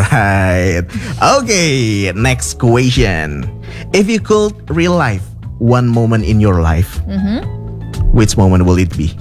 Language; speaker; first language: English; non-native, fluent; Indonesian